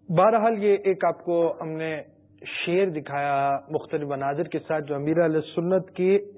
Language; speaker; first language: Urdu; native; Urdu